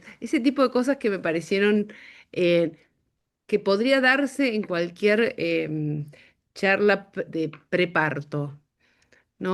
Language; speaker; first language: Spanish; native; Spanish